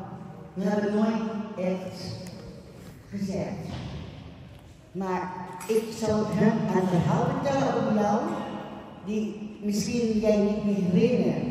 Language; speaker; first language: Dutch; non-native, fluent; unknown